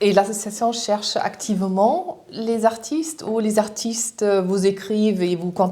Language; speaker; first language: French; non-native, fluent; German